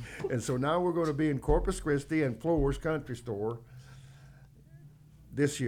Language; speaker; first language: English; native; English